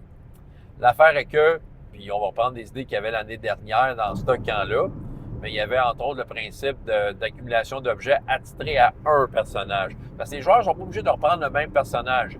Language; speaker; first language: French; native; French